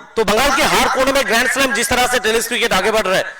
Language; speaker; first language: Hindi; non-native, local second language; Bangla